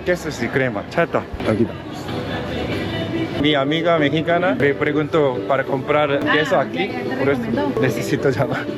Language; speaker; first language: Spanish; non-native, learner; Korean